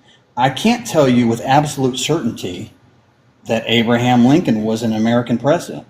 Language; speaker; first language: English; native; English